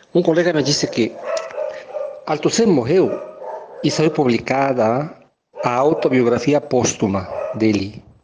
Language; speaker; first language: Portuguese; non-native, fluent; Spanish